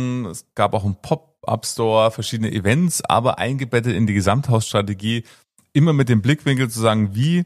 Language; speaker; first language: German; native; German